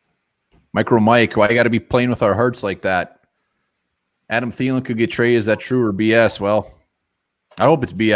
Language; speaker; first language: English; native; English